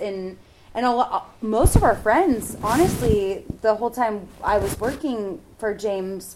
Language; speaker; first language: English; native; English